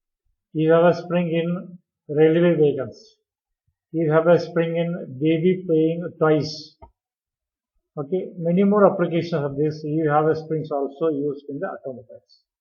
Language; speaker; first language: English; non-native, local second language; Kannada